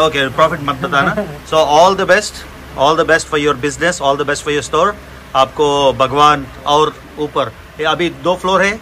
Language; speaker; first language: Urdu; non-native, local second language; Telugu